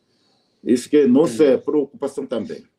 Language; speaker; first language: Portuguese; non-native, learner; Korean